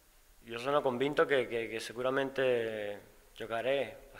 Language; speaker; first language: Italian; non-native, learner; Spanish